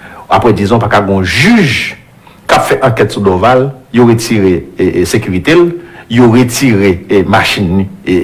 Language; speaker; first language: French; non-native, local second language; Haitian Creole